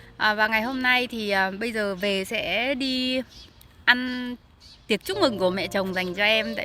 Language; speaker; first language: Vietnamese; native; Vietnamese